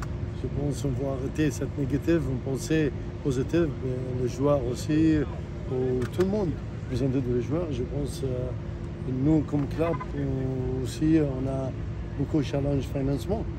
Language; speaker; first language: French; non-native, learner; Arabic